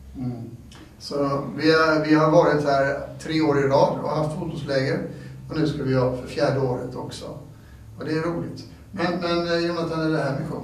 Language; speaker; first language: Swedish; native; Swedish